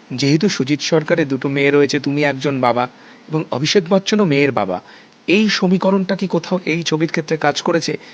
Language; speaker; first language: Bangla; native; Bangla